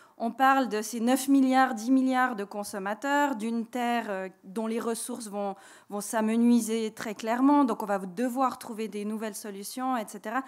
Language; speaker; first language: French; native; French